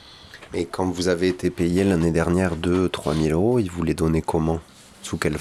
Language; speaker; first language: French; native; French